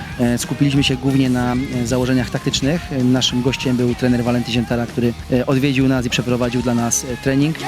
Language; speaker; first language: Polish; native; Polish